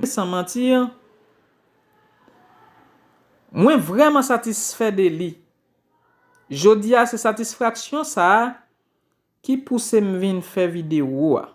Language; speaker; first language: French; non-native, local second language; Haitian Creole